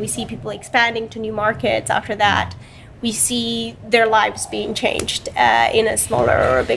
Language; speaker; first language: English; non-native, fluent; Romanian